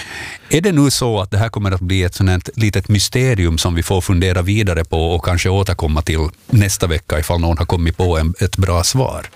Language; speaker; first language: Swedish; native; Swedish